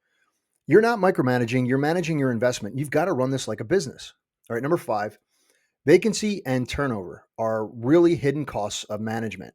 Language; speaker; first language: English; native; English